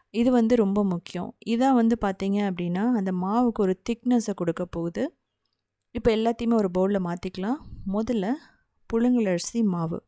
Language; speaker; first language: Tamil; native; Tamil